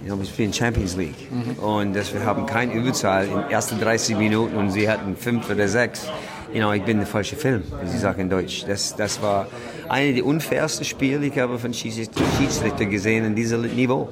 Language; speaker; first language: German; non-native, learner; English